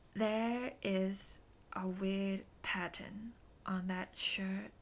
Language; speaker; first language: English; non-native, local second language; Cantonese